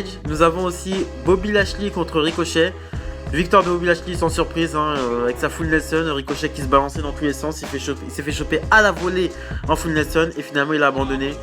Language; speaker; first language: French; native; French